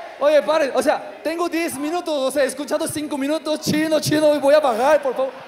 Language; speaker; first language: Spanish; non-native, learner; Korean